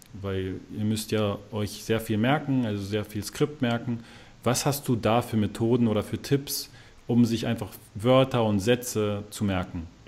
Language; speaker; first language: German; native; German